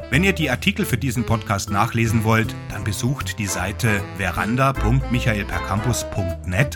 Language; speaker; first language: German; native; German